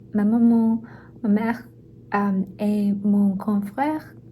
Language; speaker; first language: French; non-native, learner; Chinese